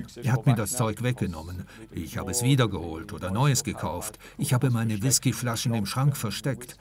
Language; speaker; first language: German; non-native, fluent; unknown